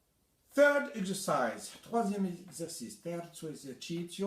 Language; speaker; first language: Italian; non-native, fluent; French